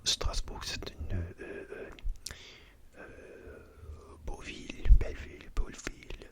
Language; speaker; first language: French; non-native, learner; English